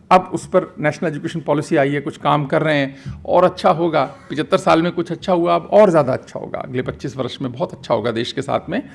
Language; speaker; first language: Hindi; native; Hindi